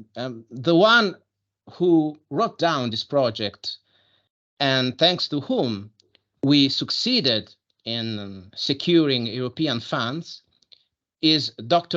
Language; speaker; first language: English; non-native, fluent; Italian